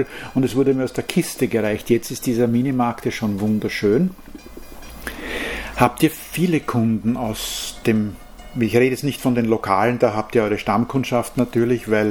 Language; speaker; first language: German; native; German